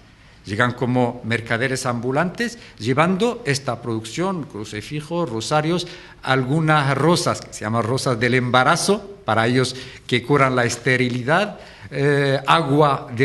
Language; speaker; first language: Spanish; non-native, fluent; Arabic